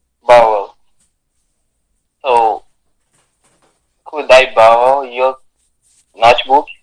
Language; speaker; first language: English; non-native, learner; Portuguese